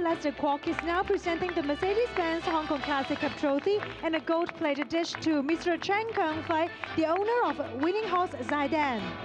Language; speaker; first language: English; non-native, local second language; Cantonese